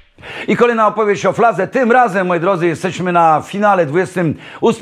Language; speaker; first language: Polish; native; Polish